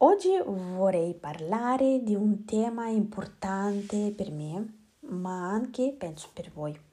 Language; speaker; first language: Italian; non-native, learner; Russian